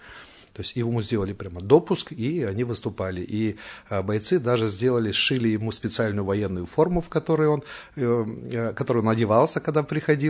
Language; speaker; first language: Russian; native; Russian